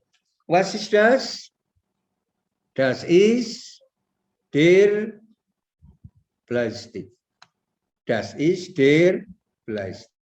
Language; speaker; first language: German; non-native, learner; Indonesian